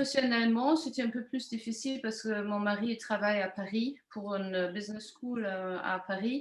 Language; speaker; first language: French; non-native, fluent; German